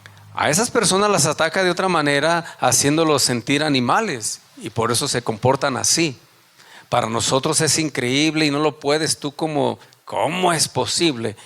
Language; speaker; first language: Spanish; native; Spanish